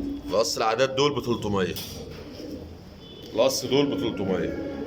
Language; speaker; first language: Arabic; native; Arabic